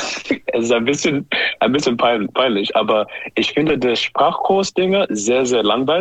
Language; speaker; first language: German; non-native, learner; English